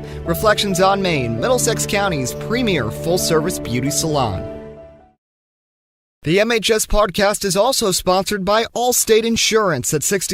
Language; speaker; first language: English; native; English